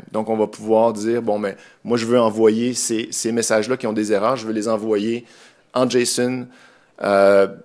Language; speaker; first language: French; native; French